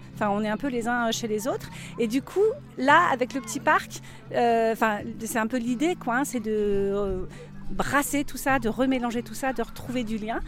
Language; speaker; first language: French; native; French